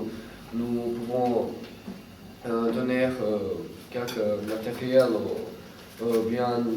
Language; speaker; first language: French; non-native, learner; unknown